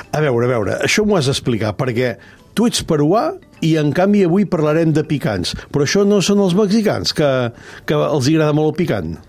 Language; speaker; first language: Catalan; native; Catalan